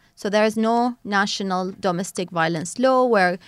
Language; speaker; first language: English; non-native, fluent; Arabic